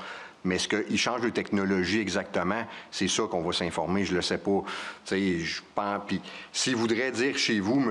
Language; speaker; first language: French; native; French